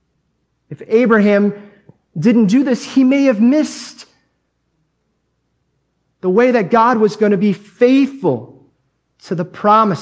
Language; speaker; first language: English; native; English